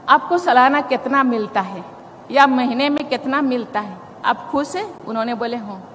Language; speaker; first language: Hindi; non-native, local second language; Santali